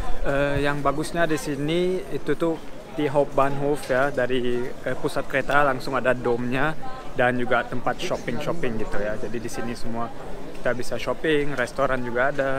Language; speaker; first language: Indonesian; early bilingual, heritage; German